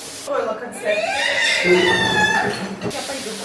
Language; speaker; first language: Russian; native; Russian